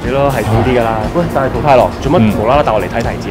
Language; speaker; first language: Chinese; non-native, local second language; Cantonese